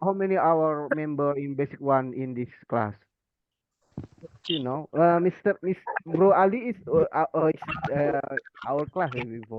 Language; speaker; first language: English; non-native, learner; Indonesian